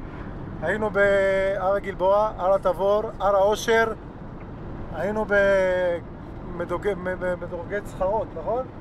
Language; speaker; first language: Hebrew; native; Hebrew